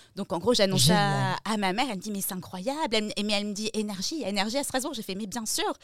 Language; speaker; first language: French; native; French